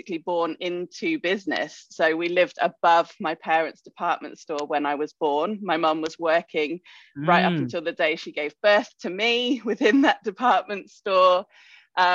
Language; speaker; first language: English; native; English